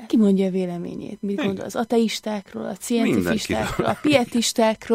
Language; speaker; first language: Hungarian; native; Hungarian